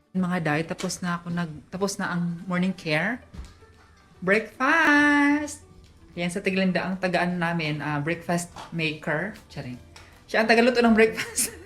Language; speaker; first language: Filipino; non-native, local second language; Cebuano